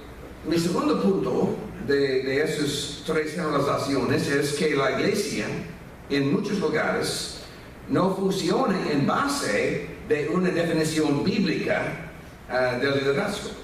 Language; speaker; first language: Spanish; non-native, fluent; English